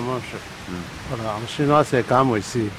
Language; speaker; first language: French; non-native, learner; Cantonese